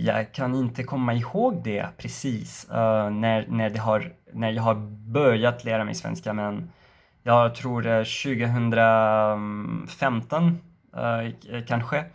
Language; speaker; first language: Swedish; non-native, learner; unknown